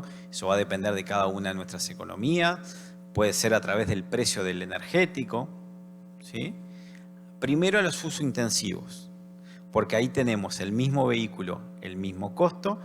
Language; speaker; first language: Spanish; native; Spanish